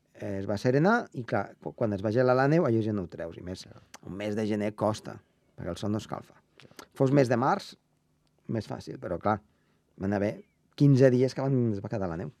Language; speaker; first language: Catalan; native; Catalan